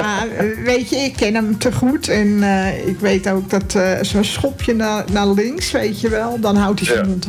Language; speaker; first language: Dutch; native; Dutch